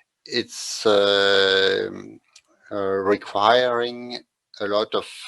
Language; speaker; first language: English; non-native, fluent; French